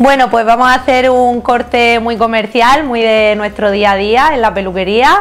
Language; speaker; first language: Spanish; native; Spanish